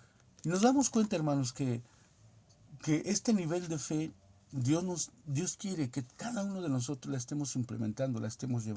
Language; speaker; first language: Spanish; native; Spanish